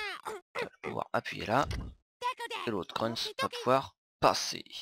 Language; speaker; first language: French; native; French